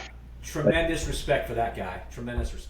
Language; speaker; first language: English; native; English